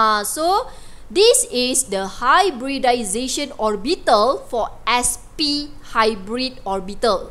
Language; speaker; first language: English; non-native, local second language; Malay